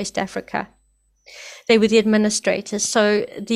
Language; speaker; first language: English; native; English